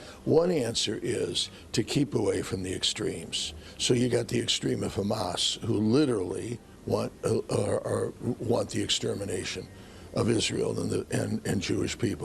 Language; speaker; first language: English; native; English